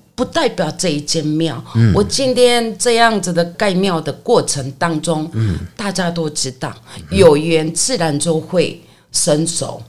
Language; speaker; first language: Chinese; non-native, learner; Korean